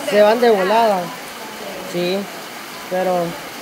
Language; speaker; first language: Spanish; native; Spanish